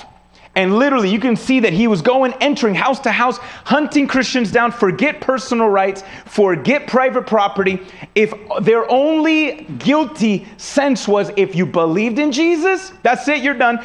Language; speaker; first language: English; native; English